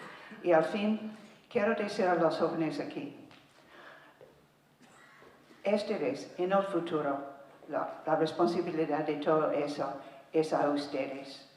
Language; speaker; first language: Spanish; non-native, fluent; English